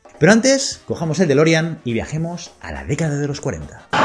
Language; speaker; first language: Spanish; native; Spanish